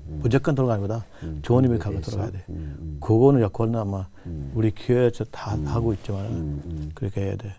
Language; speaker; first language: Korean; non-native, learner; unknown